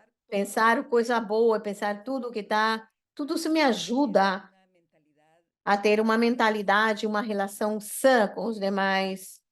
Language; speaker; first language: Portuguese; non-native, fluent; Spanish